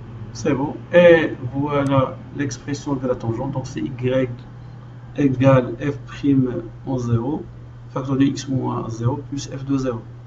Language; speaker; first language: French; non-native, local second language; Arabic